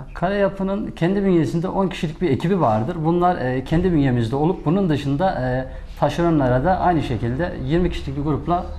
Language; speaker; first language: Turkish; native; Turkish